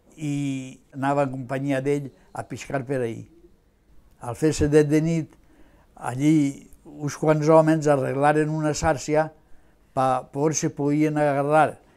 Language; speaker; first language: Catalan; native; Catalan